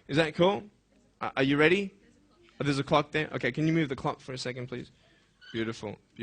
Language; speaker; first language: English; native; English